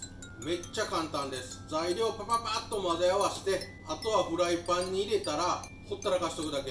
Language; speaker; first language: Japanese; native; Japanese